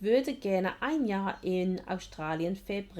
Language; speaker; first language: German; non-native, fluent; English